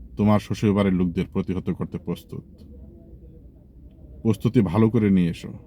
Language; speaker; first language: Bangla; native; Bangla